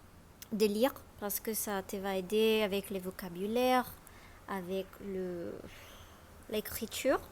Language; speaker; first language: French; non-native, fluent; Spanish